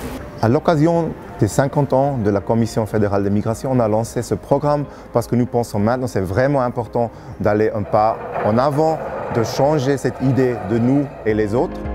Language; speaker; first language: French; non-native, local second language; German